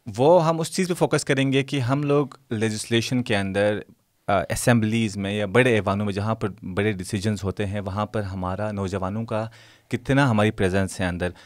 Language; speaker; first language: Urdu; non-native, local second language; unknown